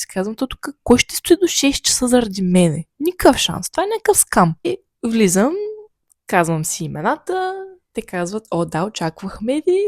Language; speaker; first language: Bulgarian; native; Bulgarian